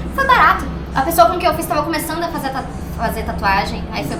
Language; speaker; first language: Portuguese; native; Portuguese